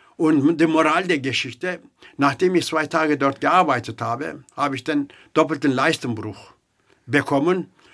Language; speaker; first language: German; non-native, fluent; Turkish